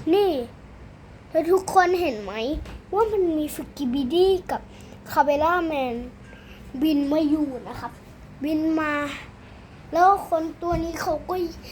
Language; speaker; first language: Thai; native; Thai